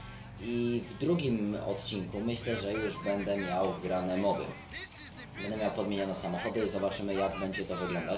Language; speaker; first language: Polish; native; Polish